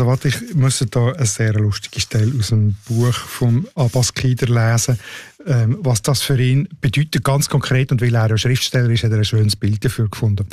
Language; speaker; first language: German; native; German